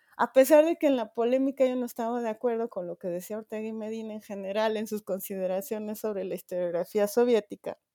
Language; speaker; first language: Spanish; native; Spanish